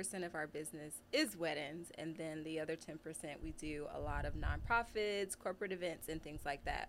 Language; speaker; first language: English; native; English